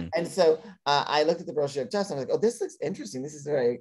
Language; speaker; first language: English; native; English